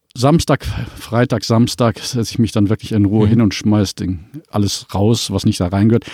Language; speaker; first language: German; native; German